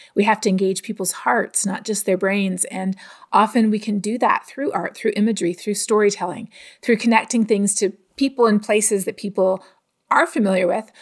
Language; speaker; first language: English; native; English